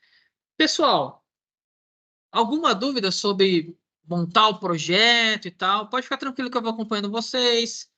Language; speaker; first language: Portuguese; native; Portuguese